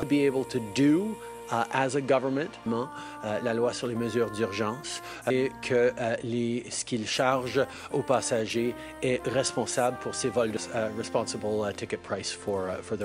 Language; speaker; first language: French; early bilingual, heritage; French